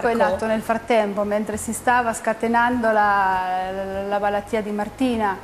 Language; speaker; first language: Italian; native; Italian